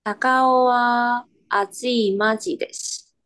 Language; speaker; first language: Japanese; non-native, learner; Chinese